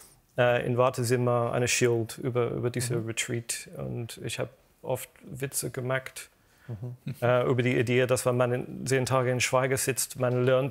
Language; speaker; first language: German; non-native, fluent; English